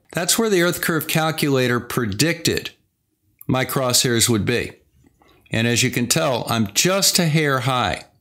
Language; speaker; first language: English; native; English